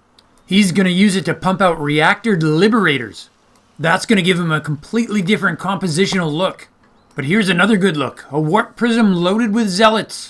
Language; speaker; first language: English; native; English